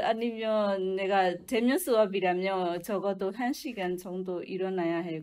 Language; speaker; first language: Korean; non-native, learner; Burmese